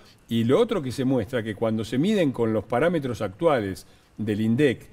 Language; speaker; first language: Spanish; native; Spanish